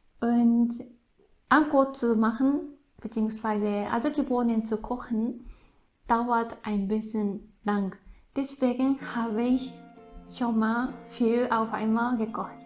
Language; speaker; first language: German; non-native, fluent; Japanese